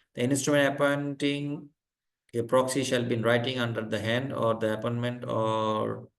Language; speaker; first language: English; non-native, local second language; Bangla